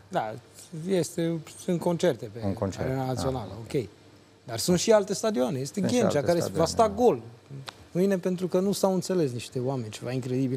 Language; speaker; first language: Romanian; native; Romanian